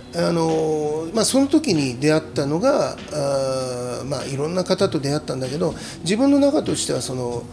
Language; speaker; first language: Japanese; native; Japanese